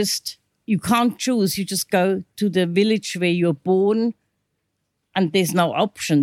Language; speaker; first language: English; non-native, fluent; Swiss German